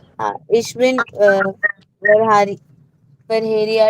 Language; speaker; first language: German; non-native, learner; Malayalam